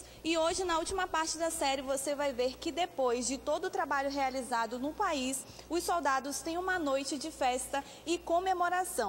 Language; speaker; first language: Portuguese; native; Portuguese